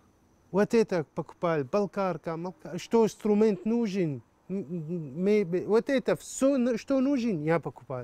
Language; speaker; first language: Russian; non-native, learner; Arabic